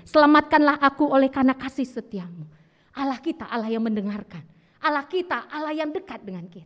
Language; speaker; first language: Indonesian; native; Indonesian